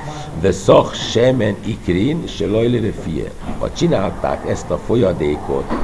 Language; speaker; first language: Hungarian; non-native, fluent; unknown